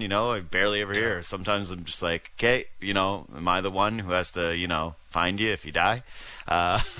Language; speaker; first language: English; native; English